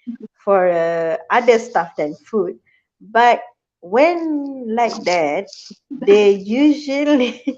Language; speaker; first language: English; non-native, fluent; Malay